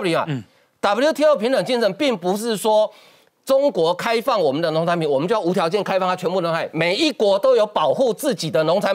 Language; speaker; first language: Chinese; native; Chinese